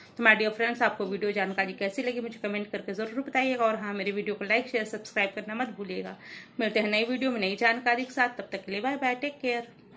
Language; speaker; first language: Hindi; native; Hindi